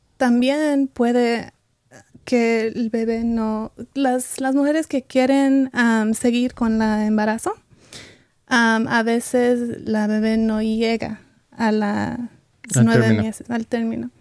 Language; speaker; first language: Spanish; early bilingual, heritage; Spanish